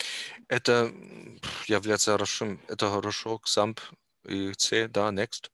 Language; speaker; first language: Russian; non-native, learner; German